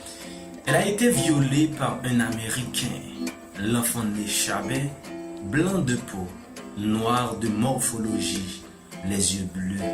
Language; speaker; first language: French; non-native, local second language; Haitian Creole